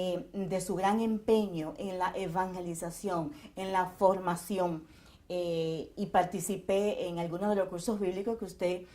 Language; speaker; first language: Spanish; native; Spanish